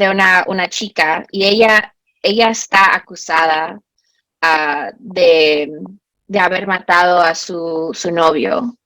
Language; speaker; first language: Spanish; early bilingual, heritage; Spanish